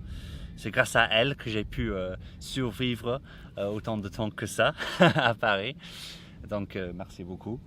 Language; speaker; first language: French; non-native, fluent; English